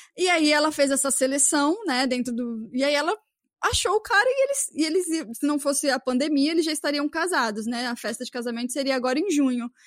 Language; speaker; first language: Portuguese; native; Portuguese